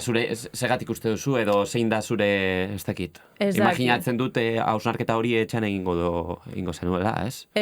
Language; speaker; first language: Basque; native; Basque